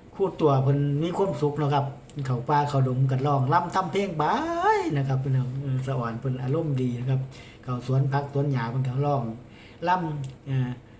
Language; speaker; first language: Thai; native; Thai